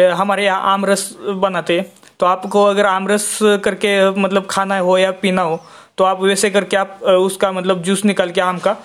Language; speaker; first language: Hindi; non-native, local second language; Marathi